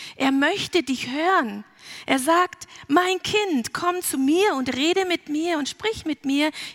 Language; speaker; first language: German; early bilingual, heritage; German